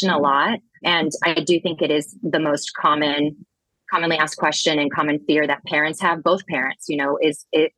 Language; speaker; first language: English; native; English